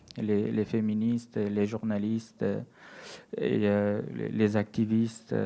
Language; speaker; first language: French; non-native, fluent; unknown